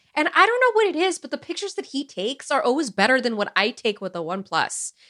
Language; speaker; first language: English; early bilingual, other home language; Romanian